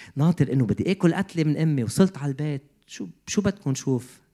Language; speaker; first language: Arabic; native; Arabic